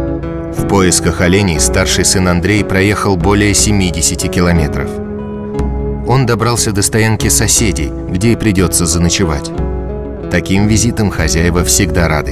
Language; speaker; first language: Russian; native; Russian